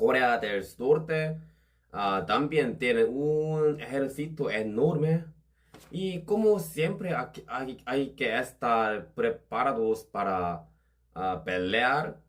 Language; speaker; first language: Spanish; non-native, learner; Korean